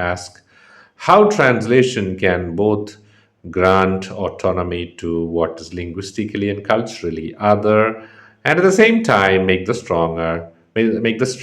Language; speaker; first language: English; non-native, local second language; Malayalam